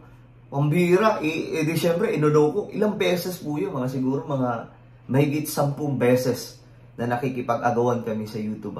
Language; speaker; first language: Filipino; native; Filipino